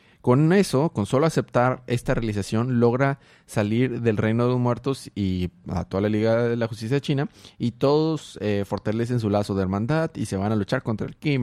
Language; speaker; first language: Spanish; native; Spanish